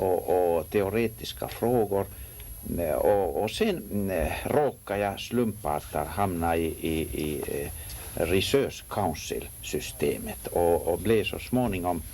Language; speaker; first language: Swedish; non-native, local second language; Finnish